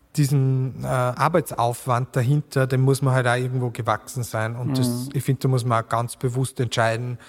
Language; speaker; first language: German; native; German